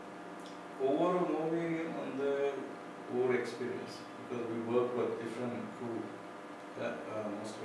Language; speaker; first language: Tamil; non-native, local second language; Malayalam